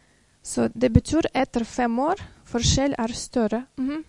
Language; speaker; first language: Norwegian; non-native, fluent; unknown